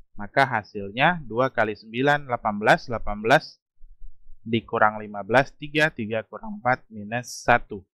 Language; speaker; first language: Indonesian; native; Indonesian